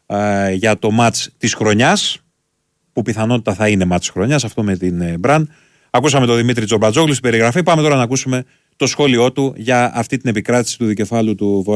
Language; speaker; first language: Greek; native; Greek